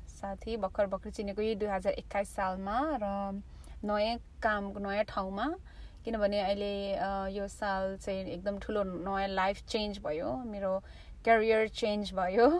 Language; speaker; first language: Nepali; early bilingual, heritage; Nepali